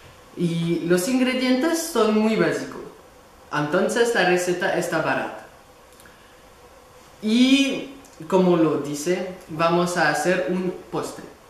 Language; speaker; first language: Spanish; non-native, learner; French